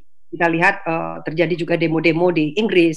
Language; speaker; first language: Indonesian; native; Indonesian